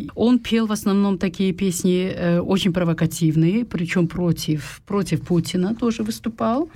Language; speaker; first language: Russian; non-native, local second language; Kazakh